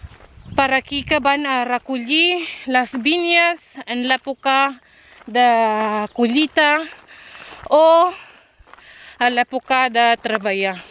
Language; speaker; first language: Catalan; non-native, learner; Filipino